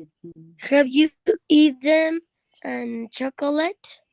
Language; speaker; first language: English; non-native, learner; Spanish